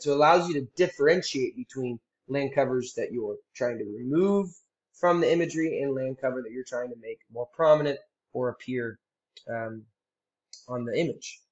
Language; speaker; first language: English; native; English